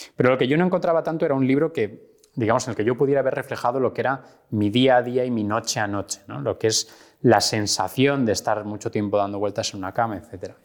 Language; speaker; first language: Spanish; native; Spanish